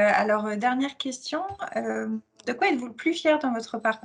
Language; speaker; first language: French; native; French